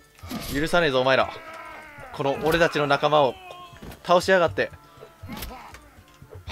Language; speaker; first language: Japanese; native; Japanese